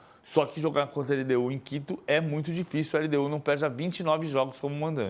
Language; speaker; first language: Portuguese; native; Portuguese